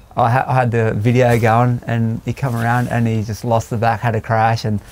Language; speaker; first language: English; native; English